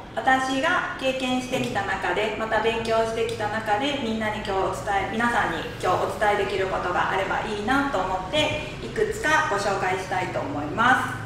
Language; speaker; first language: Japanese; native; Japanese